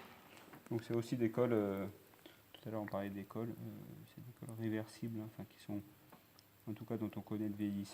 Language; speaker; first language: French; native; French